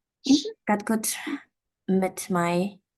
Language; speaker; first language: Dutch; non-native, learner; Indonesian